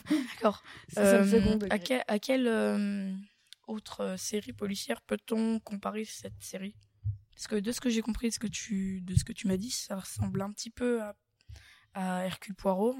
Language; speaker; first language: French; native; French